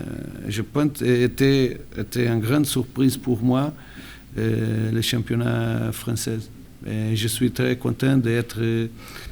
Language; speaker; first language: French; non-native, learner; Portuguese